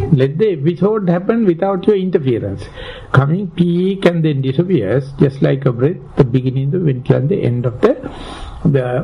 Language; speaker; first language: English; non-native, local second language; Sinhala